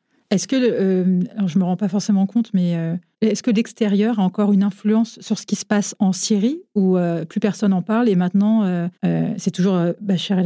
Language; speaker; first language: French; native; French